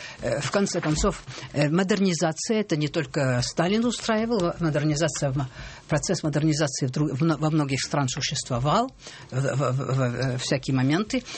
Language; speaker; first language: Russian; early bilingual, heritage; Russian